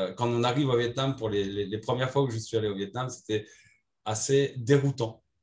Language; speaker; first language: French; native; French